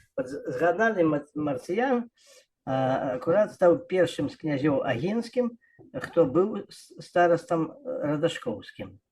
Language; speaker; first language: Belarusian; non-native, local second language; Russian